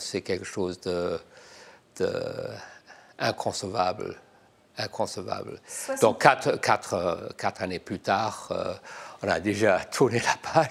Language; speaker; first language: French; non-native, fluent; English